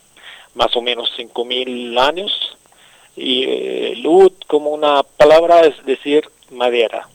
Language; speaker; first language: Spanish; non-native, local second language; Arabic